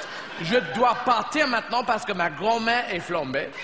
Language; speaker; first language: French; non-native, fluent; English